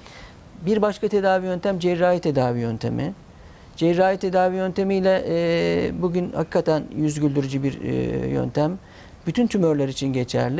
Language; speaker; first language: Turkish; native; Turkish